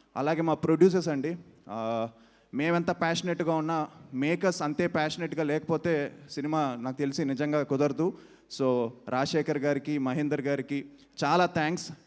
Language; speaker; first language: Telugu; native; Telugu